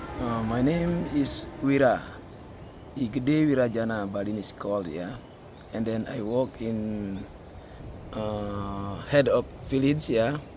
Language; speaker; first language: English; non-native, learner; Balinese